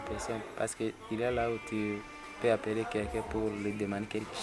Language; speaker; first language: French; non-native, local second language; Kinyarwanda